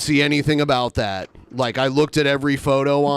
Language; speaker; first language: English; native; English